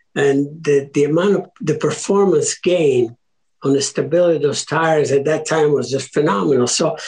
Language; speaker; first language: English; early bilingual, other home language; Italian